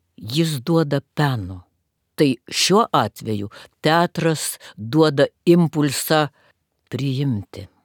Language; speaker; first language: Lithuanian; native; Lithuanian